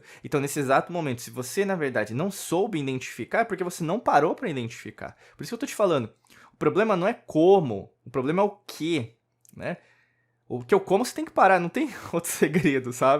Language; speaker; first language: Portuguese; native; Portuguese